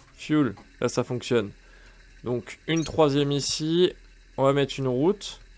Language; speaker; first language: French; native; French